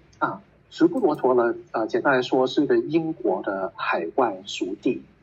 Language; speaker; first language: Chinese; non-native, local second language; Cantonese